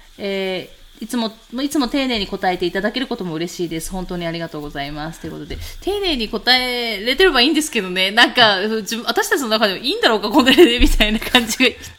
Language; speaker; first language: Japanese; native; Japanese